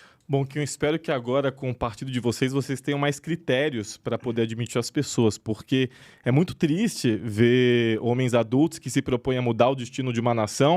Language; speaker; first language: Portuguese; native; Portuguese